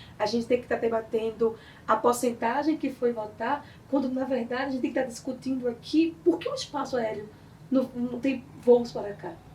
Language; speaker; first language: Portuguese; native; Portuguese